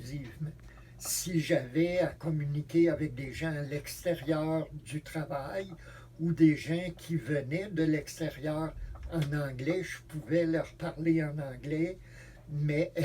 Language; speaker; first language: French; native; French